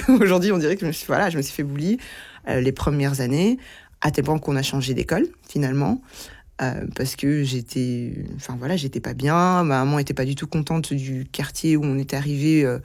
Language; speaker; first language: French; early bilingual, other home language; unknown